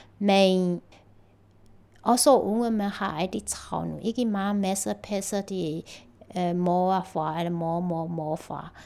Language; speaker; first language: Danish; non-native, learner; Chinese